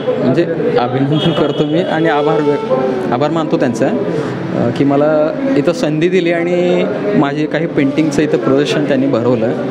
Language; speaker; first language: Marathi; non-native, local second language; Lambadi